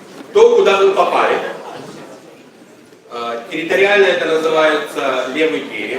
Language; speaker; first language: Russian; native; Russian